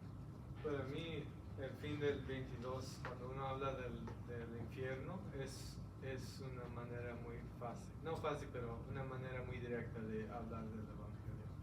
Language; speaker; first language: Spanish; early bilingual, heritage; Spanish